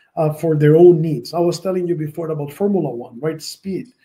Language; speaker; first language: English; non-native, fluent; Spanish